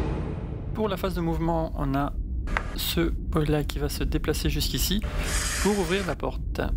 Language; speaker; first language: French; native; French